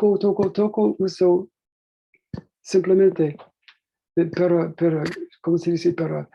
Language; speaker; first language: Spanish; non-native, learner; English